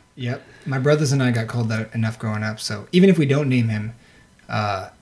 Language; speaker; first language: English; native; English